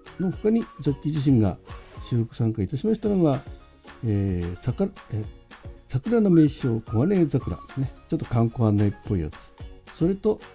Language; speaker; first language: Japanese; native; Japanese